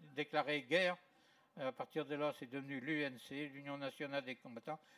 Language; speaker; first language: French; native; French